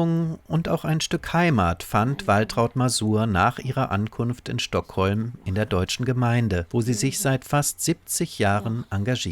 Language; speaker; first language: German; native; German